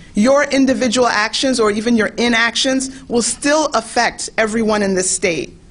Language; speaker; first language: English; native; English